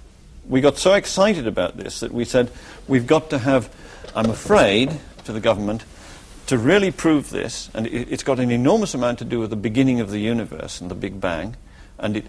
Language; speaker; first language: English; native; English